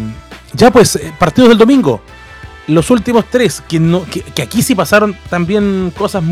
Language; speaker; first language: Spanish; native; Spanish